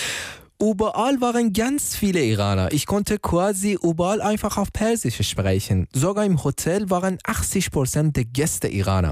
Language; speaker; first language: German; non-native, fluent; Persian